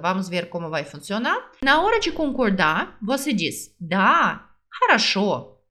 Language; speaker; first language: Portuguese; non-native, fluent; Russian